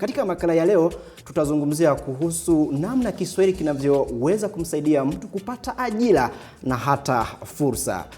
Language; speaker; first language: Swahili; native; Swahili